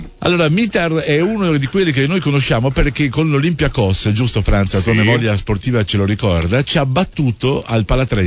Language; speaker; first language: Italian; native; Italian